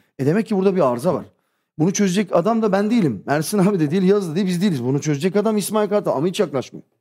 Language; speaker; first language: Turkish; early bilingual, heritage; Turkish